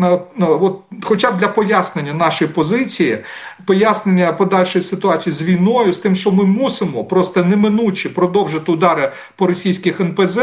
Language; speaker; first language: Ukrainian; native; Ukrainian